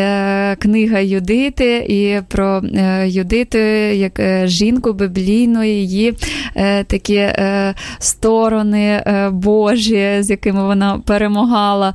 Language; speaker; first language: Ukrainian; native; Ukrainian